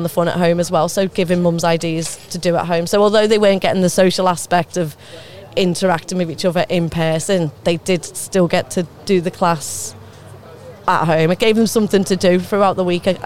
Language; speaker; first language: English; native; English